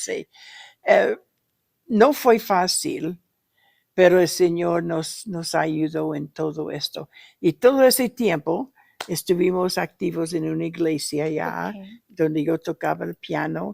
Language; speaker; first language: Spanish; non-native, fluent; English